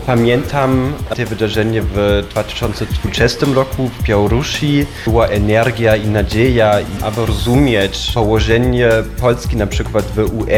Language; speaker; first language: Polish; non-native, fluent; German